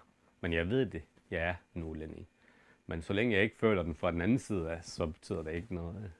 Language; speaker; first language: Danish; non-native, fluent; Turkish